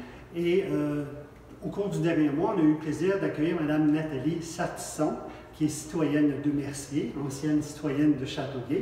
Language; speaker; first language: French; native; French